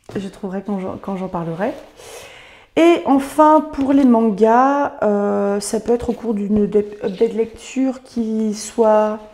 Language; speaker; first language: French; native; French